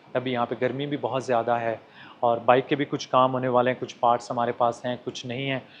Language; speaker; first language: Urdu; non-native, local second language; Punjabi